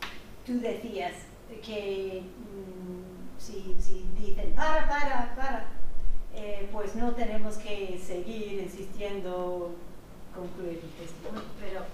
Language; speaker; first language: Spanish; non-native, fluent; English